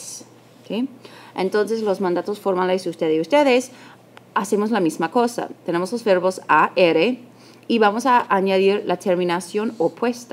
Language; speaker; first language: Spanish; non-native, fluent; English